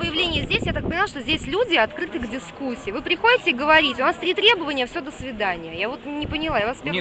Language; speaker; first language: Russian; native; Russian